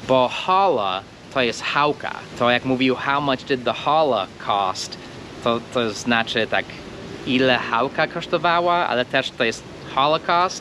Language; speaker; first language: Polish; non-native, fluent; English